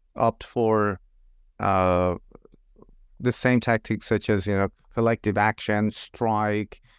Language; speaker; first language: English; non-native, fluent; Persian